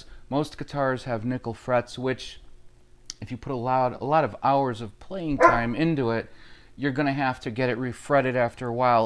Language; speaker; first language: English; native; English